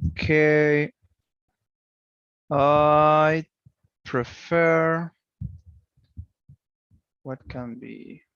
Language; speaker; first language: English; non-native, learner; Spanish